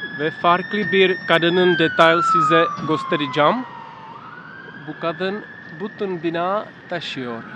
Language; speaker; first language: Turkish; non-native, learner; Czech